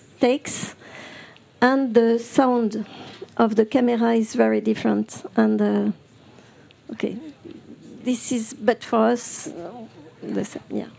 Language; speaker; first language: English; non-native, learner; French